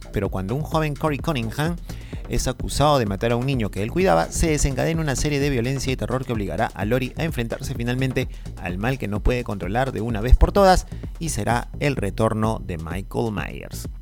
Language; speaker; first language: Spanish; native; Spanish